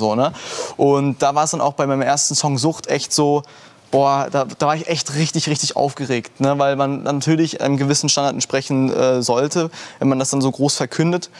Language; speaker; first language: German; early bilingual, heritage; German